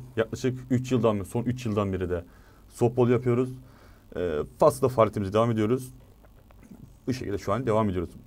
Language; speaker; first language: Turkish; native; Turkish